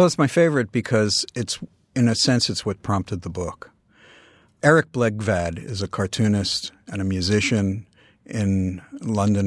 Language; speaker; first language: English; native; English